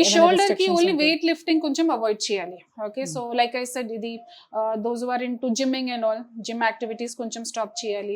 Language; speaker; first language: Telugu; non-native, fluent; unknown